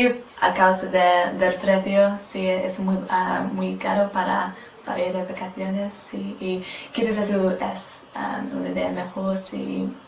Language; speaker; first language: Spanish; non-native, learner; English